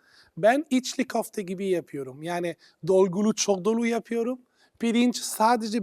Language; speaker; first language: Turkish; non-native, fluent; Italian